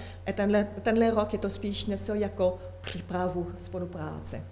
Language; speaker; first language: Czech; non-native, learner; French